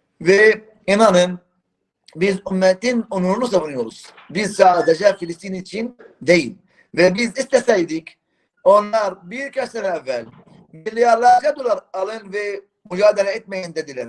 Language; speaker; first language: Turkish; non-native, fluent; Arabic